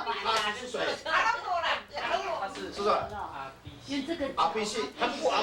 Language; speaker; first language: Chinese; non-native, local second language; Amis